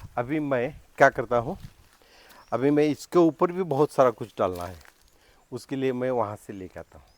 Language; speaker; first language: Hindi; non-native, local second language; Marathi